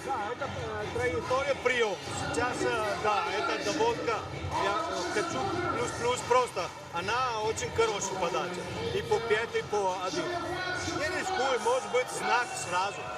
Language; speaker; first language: Russian; non-native, learner; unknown